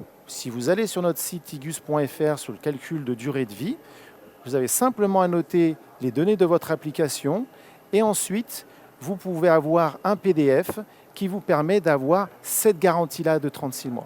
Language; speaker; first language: French; native; French